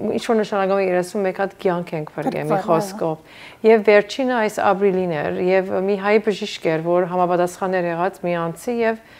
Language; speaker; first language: Armenian; early bilingual, heritage; Armenian